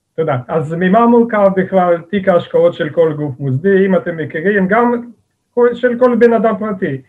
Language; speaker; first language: Hebrew; native; Hebrew